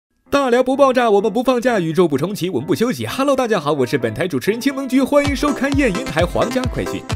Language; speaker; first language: Chinese; native; Chinese